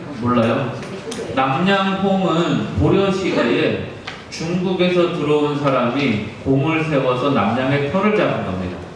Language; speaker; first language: Korean; native; Korean